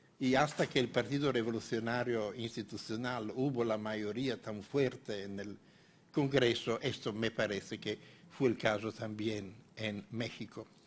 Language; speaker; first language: Spanish; non-native, fluent; Italian